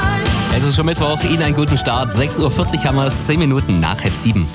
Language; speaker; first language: German; native; German